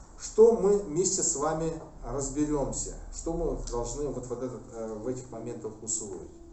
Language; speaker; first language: Russian; non-native, local second language; Kazakh